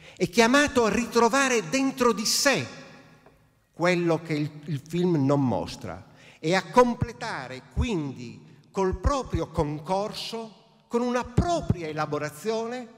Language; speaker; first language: Italian; native; Italian